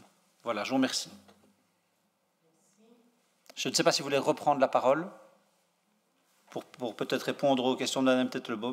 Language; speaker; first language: French; native; French